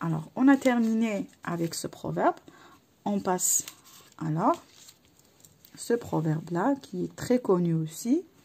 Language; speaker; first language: French; non-native, local second language; Arabic